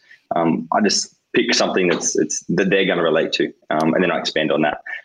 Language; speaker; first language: English; native; English